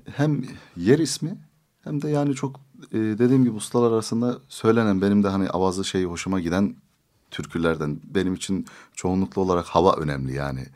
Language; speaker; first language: Turkish; native; Turkish